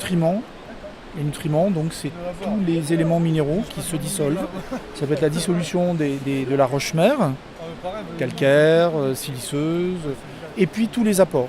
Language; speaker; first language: French; native; French